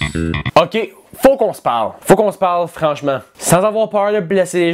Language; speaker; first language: French; native; French